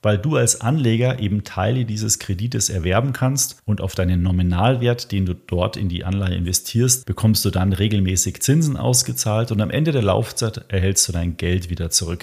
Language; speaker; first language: German; native; German